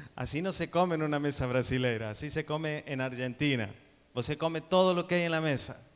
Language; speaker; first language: Portuguese; non-native, learner; Spanish